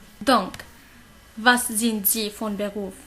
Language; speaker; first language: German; non-native, learner; Arabic